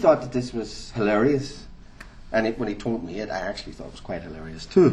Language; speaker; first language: English; native; English